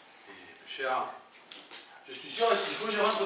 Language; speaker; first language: French; native; French